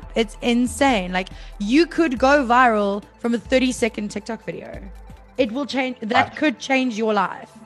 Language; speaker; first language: English; native; English